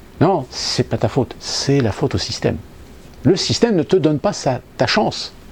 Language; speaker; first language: French; native; French